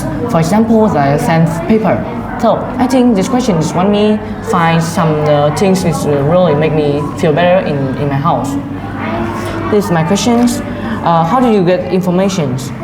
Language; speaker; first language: English; non-native, learner; Vietnamese